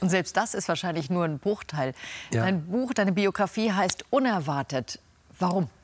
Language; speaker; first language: German; native; German